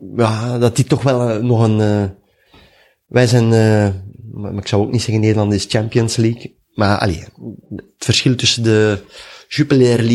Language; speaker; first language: Dutch; native; Dutch